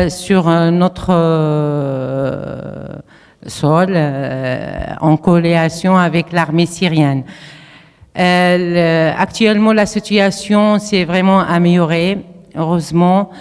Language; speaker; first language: French; non-native, fluent; Arabic